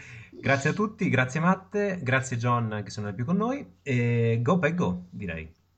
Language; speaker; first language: Italian; native; Italian